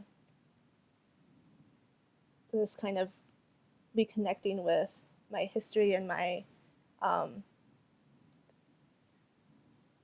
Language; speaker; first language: English; early bilingual, other home language; Cantonese